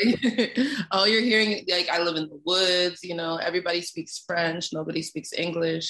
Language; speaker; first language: English; native; English